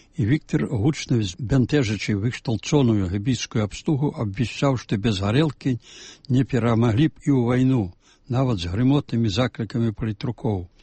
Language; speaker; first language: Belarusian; native; Belarusian